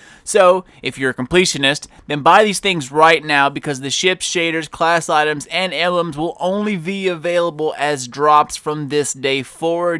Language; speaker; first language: English; native; English